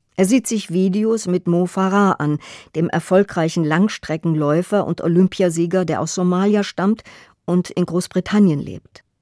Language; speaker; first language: German; native; German